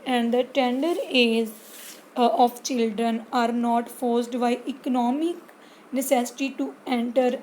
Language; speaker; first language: English; non-native, local second language; Punjabi